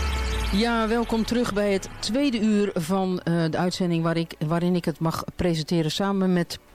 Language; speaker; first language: Dutch; native; Dutch